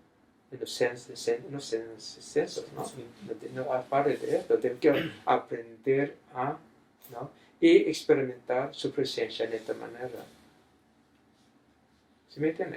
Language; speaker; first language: Spanish; non-native, fluent; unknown